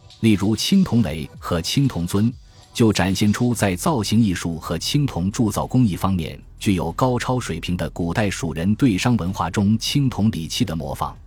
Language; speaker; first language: Chinese; native; Chinese